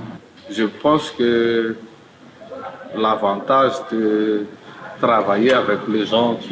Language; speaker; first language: French; non-native, local second language; Malagasy